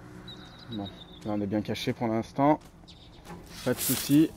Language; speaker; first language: French; native; French